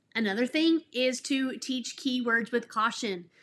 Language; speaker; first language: English; native; English